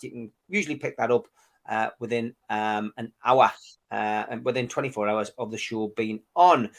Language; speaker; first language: English; native; English